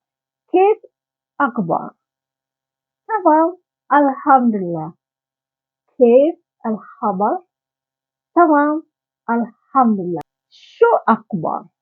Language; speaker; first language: Arabic; non-native, learner; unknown